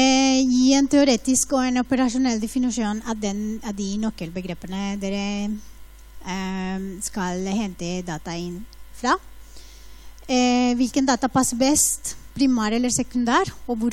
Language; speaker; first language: Norwegian; non-native, fluent; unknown